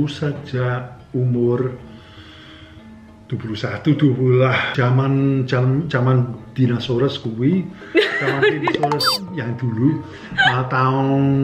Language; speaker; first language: Indonesian; non-native, fluent; English